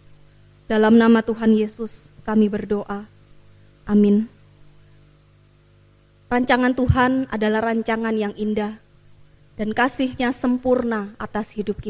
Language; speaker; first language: Indonesian; native; Indonesian